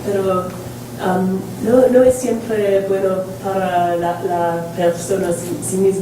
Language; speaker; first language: Spanish; non-native, learner; English